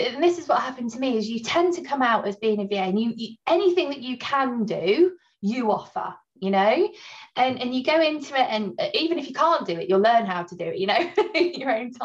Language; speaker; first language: English; native; English